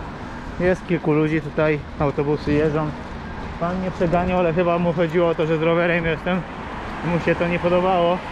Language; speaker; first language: Polish; native; Polish